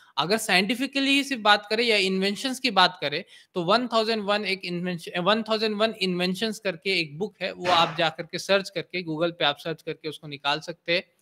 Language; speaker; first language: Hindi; native; Hindi